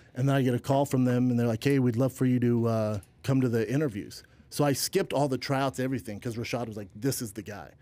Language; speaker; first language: English; native; English